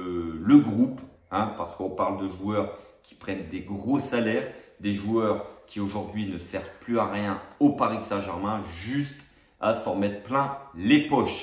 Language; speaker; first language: French; native; French